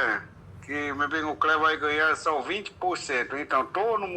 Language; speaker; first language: Portuguese; non-native, local second language; Kayapó